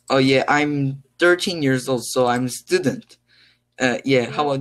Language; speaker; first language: English; non-native, learner; Korean